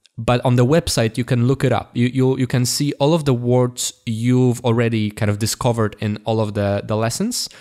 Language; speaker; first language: English; non-native, fluent; Polish